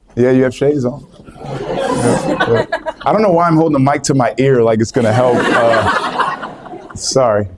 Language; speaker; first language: English; native; English